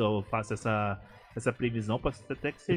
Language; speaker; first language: Portuguese; native; Portuguese